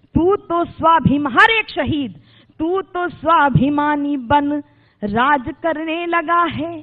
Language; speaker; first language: Hindi; native; Hindi